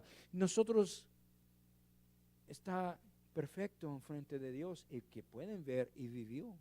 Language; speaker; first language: Spanish; non-native, learner; English